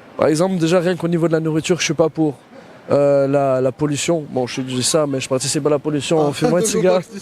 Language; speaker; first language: French; early bilingual, other home language; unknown